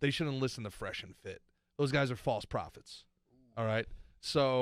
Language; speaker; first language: English; native; English